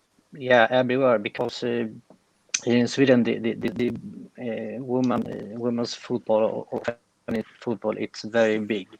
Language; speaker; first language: English; non-native, fluent; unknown